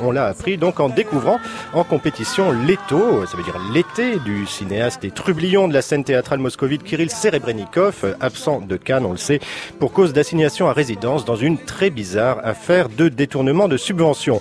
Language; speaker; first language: French; native; French